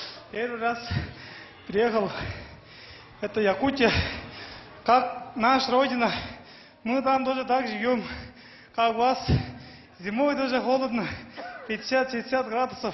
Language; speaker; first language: Russian; non-native, local second language; Tuvinian